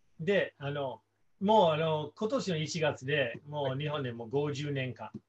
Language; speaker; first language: Japanese; non-native, fluent; English